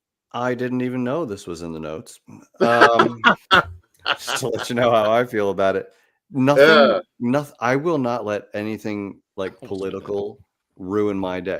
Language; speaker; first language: English; native; English